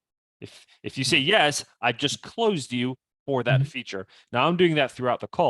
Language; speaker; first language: English; native; English